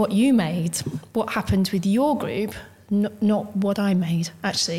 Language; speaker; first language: English; native; English